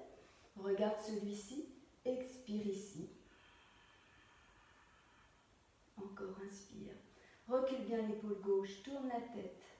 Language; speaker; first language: French; native; French